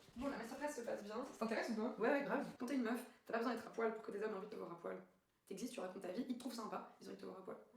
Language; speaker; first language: French; native; French